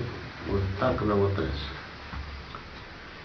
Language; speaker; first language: Russian; non-native, learner; Bangla